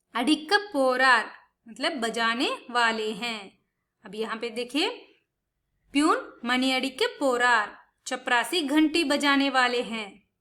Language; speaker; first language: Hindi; non-native, local second language; Tamil